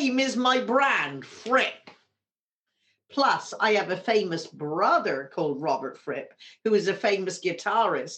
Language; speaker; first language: English; native; English